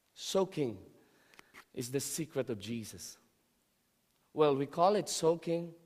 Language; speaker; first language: English; non-native, local second language; Filipino